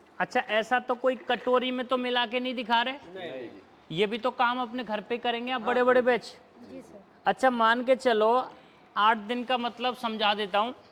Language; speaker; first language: Hindi; native; Hindi